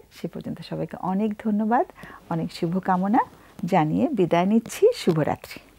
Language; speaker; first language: Bangla; native; Bangla